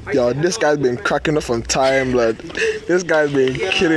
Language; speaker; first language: English; native; English